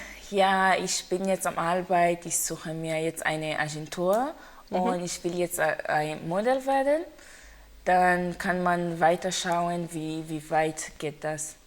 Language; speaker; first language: German; non-native, learner; Haitian Creole